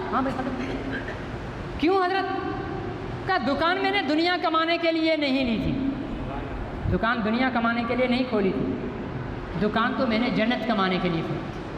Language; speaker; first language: Urdu; non-native, local second language; Sindhi